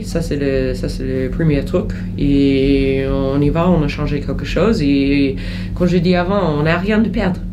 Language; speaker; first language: French; non-native, fluent; English